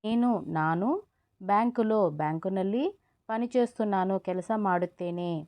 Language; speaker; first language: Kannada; non-native, fluent; Telugu